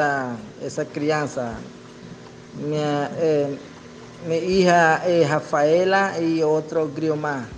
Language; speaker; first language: Portuguese; non-native, learner; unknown